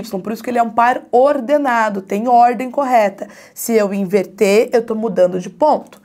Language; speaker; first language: Portuguese; native; Portuguese